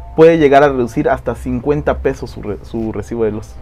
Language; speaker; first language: Spanish; native; Spanish